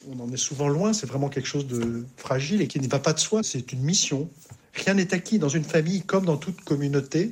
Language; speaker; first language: French; native; French